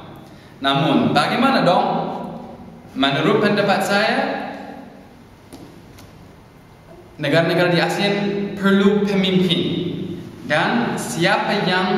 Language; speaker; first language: Indonesian; non-native, learner; English